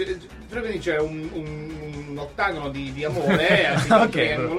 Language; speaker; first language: Italian; non-native, fluent; English